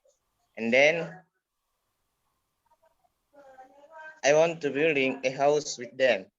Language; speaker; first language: English; non-native, learner; Indonesian